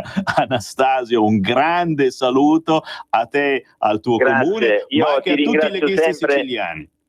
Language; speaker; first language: Italian; native; Italian